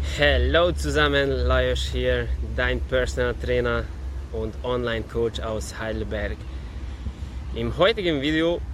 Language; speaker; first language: German; non-native, fluent; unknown